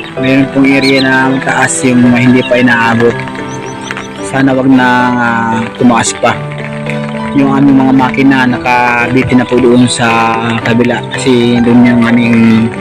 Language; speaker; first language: Filipino; non-native, local second language; Bikol